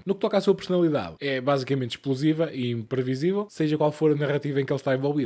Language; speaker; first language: Portuguese; native; Portuguese